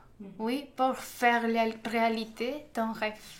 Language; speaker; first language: French; non-native, learner; Spanish